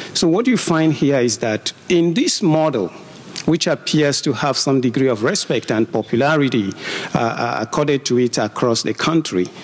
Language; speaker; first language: English; non-native, local second language; Igbo